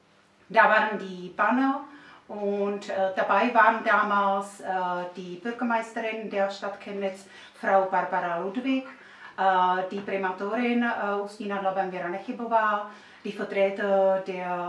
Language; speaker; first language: German; non-native, fluent; Czech